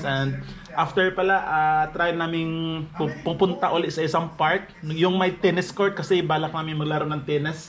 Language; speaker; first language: Filipino; non-native, local second language; Cebuano